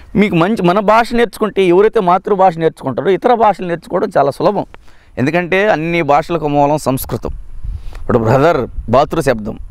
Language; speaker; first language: Telugu; native; Telugu